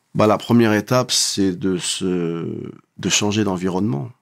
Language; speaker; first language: French; native; French